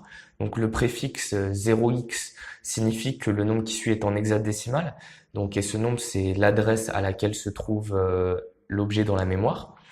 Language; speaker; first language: French; native; French